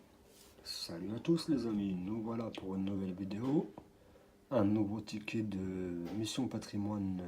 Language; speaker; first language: French; native; French